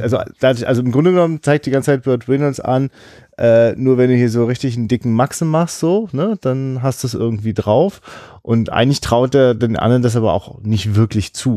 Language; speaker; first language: German; native; German